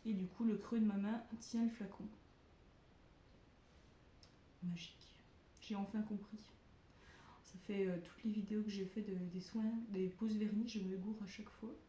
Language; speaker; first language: French; native; French